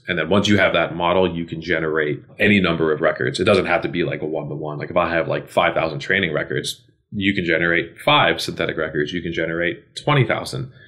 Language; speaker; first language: English; native; English